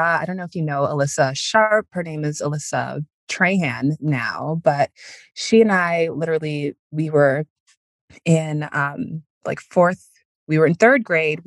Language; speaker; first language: English; native; English